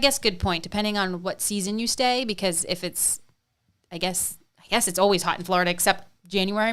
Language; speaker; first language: English; native; English